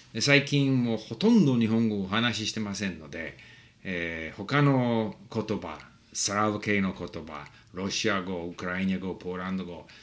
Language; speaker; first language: Japanese; non-native, fluent; English